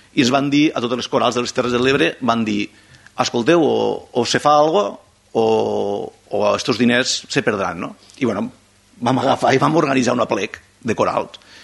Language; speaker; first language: Catalan; non-native, local second language; Spanish